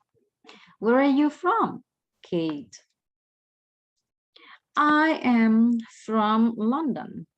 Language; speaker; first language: English; non-native, fluent; Spanish